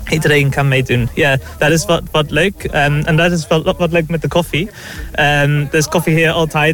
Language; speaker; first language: Dutch; non-native, learner; English